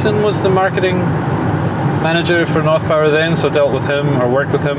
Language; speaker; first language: English; native; English